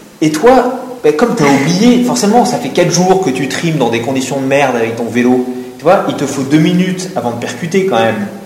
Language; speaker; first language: French; native; French